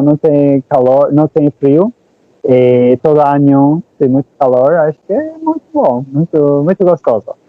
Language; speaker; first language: Portuguese; non-native, learner; Turkish